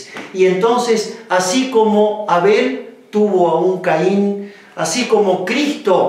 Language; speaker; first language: Spanish; native; Spanish